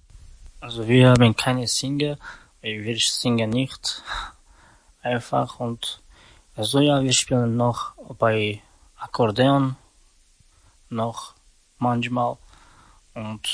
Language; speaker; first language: German; non-native, learner; Slovak